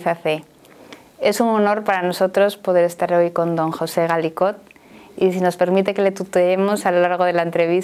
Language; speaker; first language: Spanish; native; Spanish